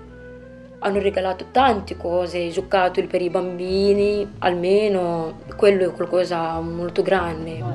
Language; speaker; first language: Italian; non-native, learner; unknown